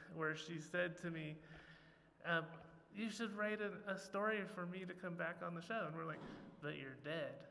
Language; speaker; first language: English; native; English